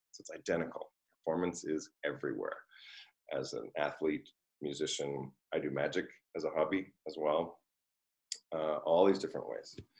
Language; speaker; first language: English; native; English